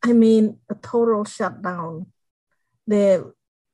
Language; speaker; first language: English; non-native, fluent; Khmer